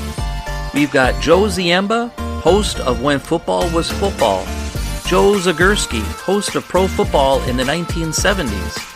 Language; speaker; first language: English; native; English